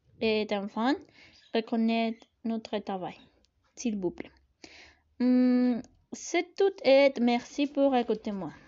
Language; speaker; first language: French; non-native, learner; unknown